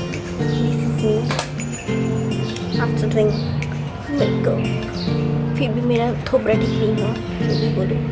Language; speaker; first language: Hindi; non-native, learner; Bangla